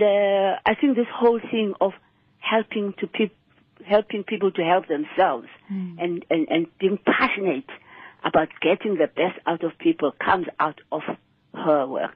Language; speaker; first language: English; non-native, local second language; Xhosa